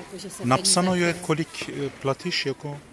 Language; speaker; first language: Czech; non-native, learner; Turkish